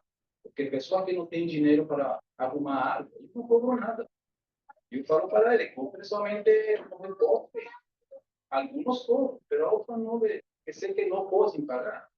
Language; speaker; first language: Portuguese; non-native, learner; Spanish